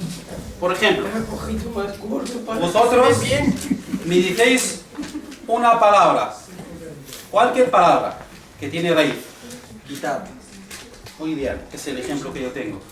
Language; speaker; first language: Spanish; non-native, fluent; Arabic